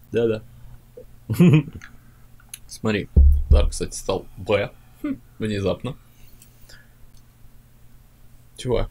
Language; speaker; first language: Russian; native; Russian